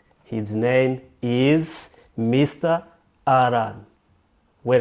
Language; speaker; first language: English; non-native, local second language; Rundi